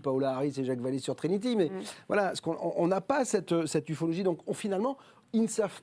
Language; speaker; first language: French; native; French